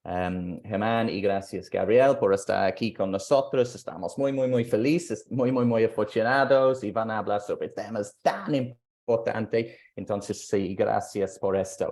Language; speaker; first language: Spanish; non-native, fluent; English